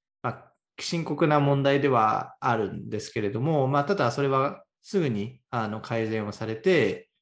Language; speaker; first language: Japanese; native; Japanese